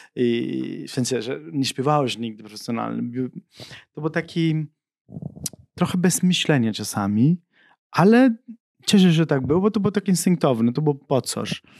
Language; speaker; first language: Polish; non-native, fluent; Italian